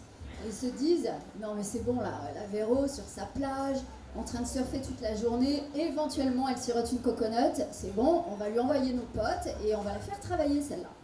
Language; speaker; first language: French; native; French